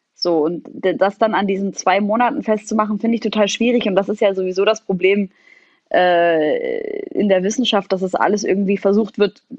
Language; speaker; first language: German; non-native, fluent; Arabic